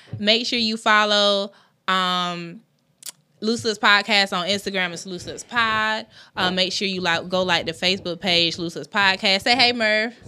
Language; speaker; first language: English; native; English